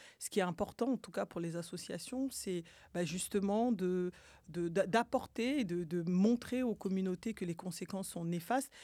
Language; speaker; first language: French; early bilingual, other home language; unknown